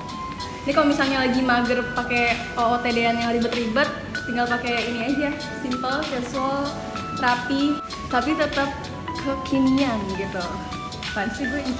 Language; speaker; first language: Indonesian; native; Indonesian